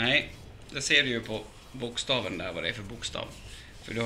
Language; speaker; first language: Swedish; native; Swedish